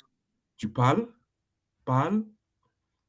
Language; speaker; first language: French; non-native, fluent; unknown